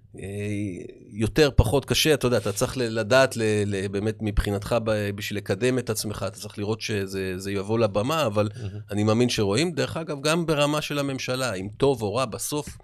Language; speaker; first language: Hebrew; native; Hebrew